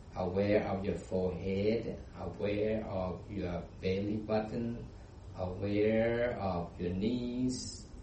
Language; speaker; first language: English; non-native, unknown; Thai